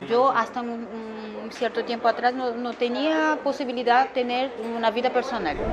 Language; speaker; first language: Spanish; non-native, fluent; Korean